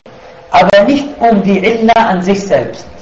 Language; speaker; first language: German; non-native, fluent; Arabic